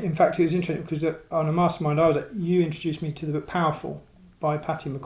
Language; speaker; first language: English; native; English